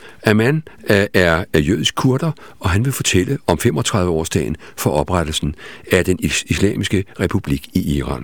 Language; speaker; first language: Danish; native; Danish